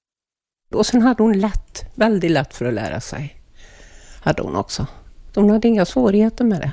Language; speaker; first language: Swedish; native; Swedish